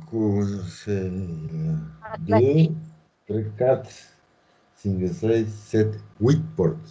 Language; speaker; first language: French; non-native, learner; Spanish